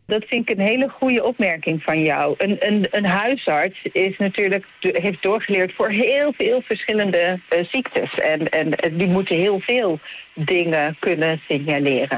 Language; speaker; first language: Dutch; native; Dutch